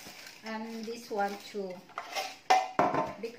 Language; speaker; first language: English; non-native, local second language; Filipino